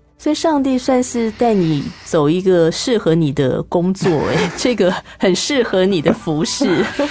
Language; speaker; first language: Chinese; native; Chinese